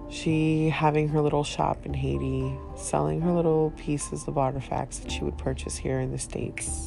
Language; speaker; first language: English; early bilingual, other home language; Haitian Creole